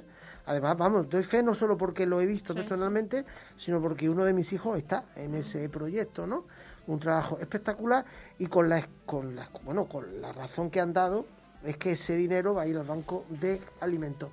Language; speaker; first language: Spanish; native; Spanish